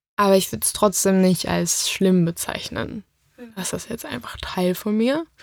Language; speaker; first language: German; native; German